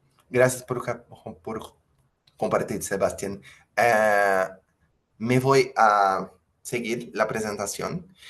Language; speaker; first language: Spanish; non-native, fluent; Portuguese